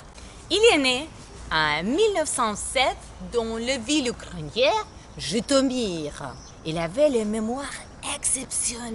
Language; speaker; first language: French; non-native, learner; Ukrainian